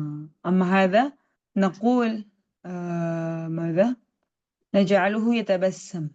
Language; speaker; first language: Arabic; non-native, fluent; Indonesian